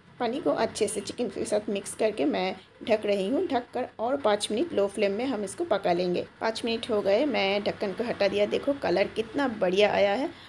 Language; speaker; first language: Hindi; non-native, local second language; Bangla